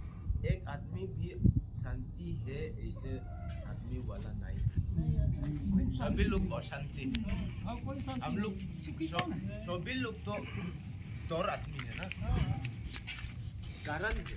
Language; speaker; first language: Hindi; non-native, local second language; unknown